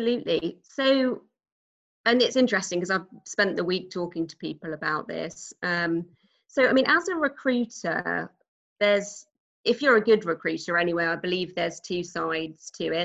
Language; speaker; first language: English; native; English